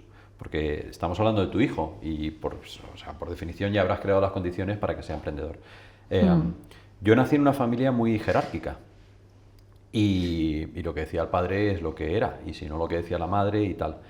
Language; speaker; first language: Spanish; native; Spanish